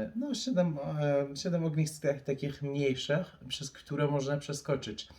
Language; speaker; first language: Polish; non-native, fluent; Persian